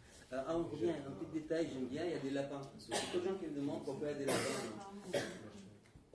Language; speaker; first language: French; non-native, fluent; Arabic